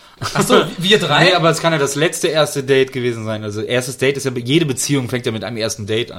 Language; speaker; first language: German; native; German